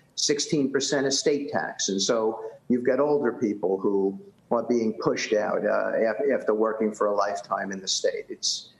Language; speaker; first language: English; native; English